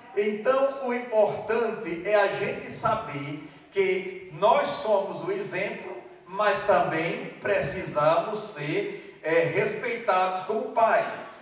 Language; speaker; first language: Portuguese; non-native, fluent; Malagasy